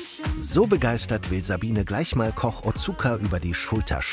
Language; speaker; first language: German; native; German